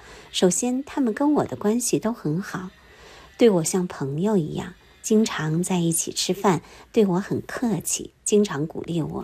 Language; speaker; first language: Chinese; native; Chinese